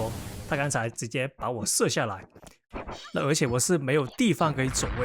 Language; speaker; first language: Chinese; non-native, local second language; Cantonese